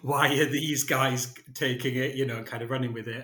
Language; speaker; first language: English; native; English